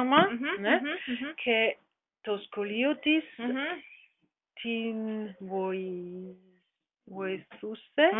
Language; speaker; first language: Greek; non-native, learner; German